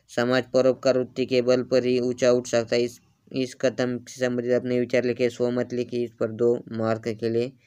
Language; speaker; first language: Hindi; non-native, local second language; Marathi